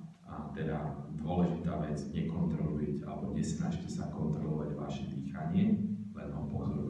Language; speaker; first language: Slovak; native; Slovak